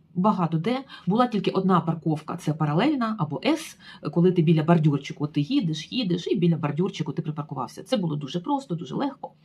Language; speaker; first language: Ukrainian; native; Ukrainian